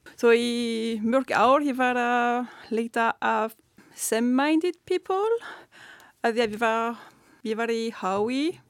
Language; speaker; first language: Icelandic; non-native, learner; French